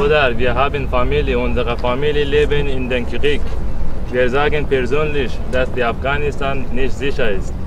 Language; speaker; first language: German; non-native, learner; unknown